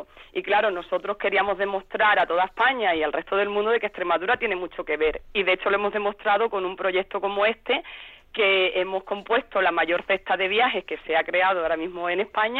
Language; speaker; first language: Spanish; native; Spanish